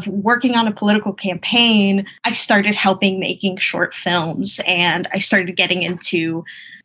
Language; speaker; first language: English; early bilingual, other home language; Spanish